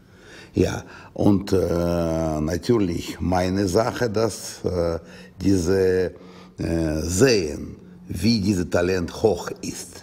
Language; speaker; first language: German; non-native, learner; Russian